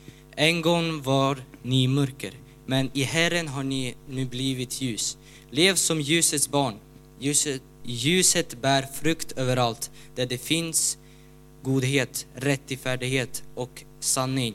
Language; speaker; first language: Swedish; non-native, learner; Ukrainian